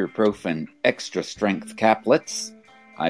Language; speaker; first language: English; native; English